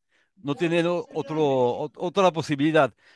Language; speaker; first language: Spanish; non-native, learner; French